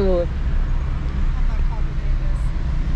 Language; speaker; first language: Russian; native; Russian